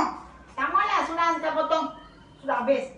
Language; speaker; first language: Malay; non-native, local second language; Tamil